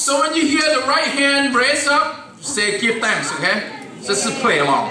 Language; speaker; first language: English; non-native, fluent; Thai